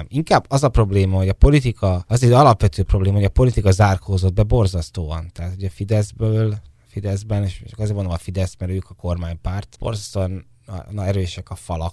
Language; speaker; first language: Hungarian; native; Hungarian